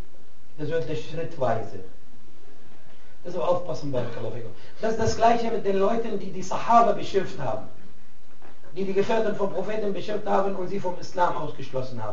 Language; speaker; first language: German; non-native, fluent; Arabic